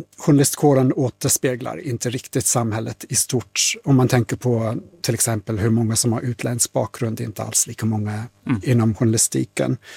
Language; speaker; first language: Swedish; non-native, fluent; English